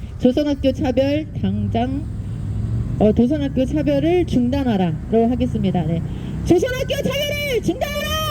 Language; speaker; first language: Korean; native; Korean